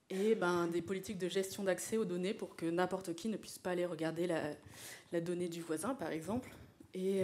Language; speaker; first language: French; native; French